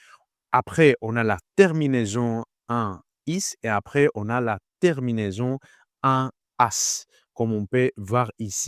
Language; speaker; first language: French; non-native, learner; Greek